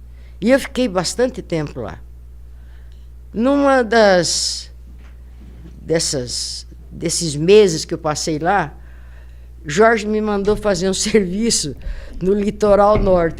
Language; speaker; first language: Portuguese; native; Portuguese